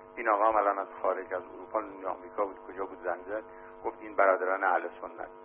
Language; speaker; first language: Persian; non-native, local second language; Kurdish